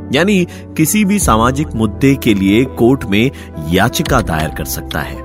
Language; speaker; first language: Hindi; native; Hindi